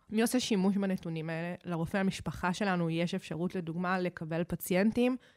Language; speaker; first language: Hebrew; native; Hebrew